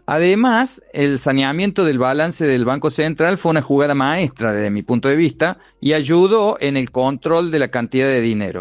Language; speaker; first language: Spanish; native; Spanish